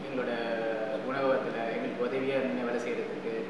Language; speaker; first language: Tamil; early bilingual, heritage; Tamil